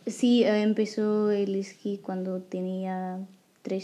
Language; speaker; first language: Spanish; non-native, learner; French